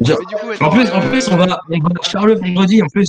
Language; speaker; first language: French; native; French